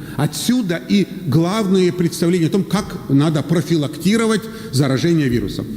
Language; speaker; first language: Russian; native; Russian